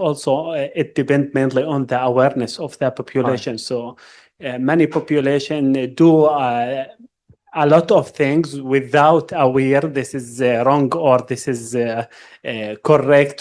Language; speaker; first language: English; non-native, learner; Arabic